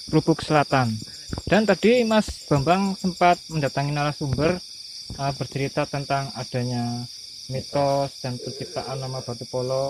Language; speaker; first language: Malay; non-native, local second language; Javanese